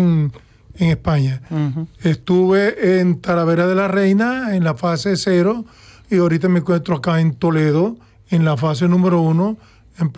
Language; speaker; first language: Spanish; native; Spanish